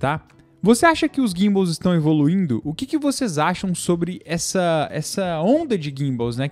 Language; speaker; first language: Portuguese; native; Portuguese